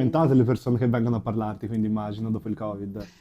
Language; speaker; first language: Italian; native; Italian